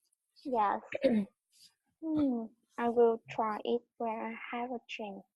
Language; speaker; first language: English; non-native, learner; Vietnamese